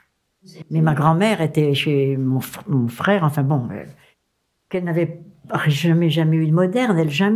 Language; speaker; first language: French; native; French